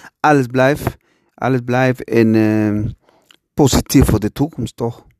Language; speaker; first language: Dutch; non-native, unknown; Spanish